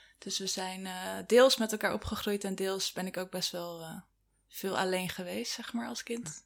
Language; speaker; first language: Dutch; native; Dutch